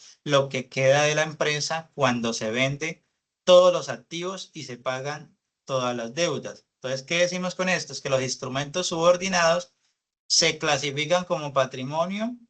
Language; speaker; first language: Spanish; native; Spanish